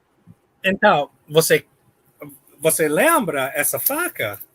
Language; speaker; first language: Portuguese; non-native, learner; English